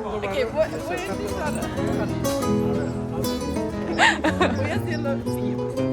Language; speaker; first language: Spanish; non-native, learner; English